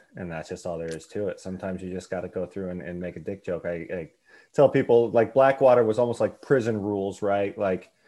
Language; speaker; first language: English; native; English